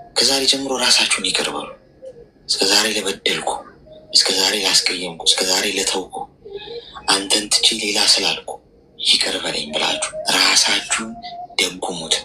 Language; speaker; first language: Amharic; native; Amharic